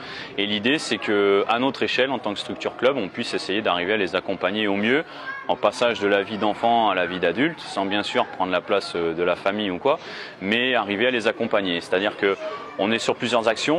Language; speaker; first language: French; native; French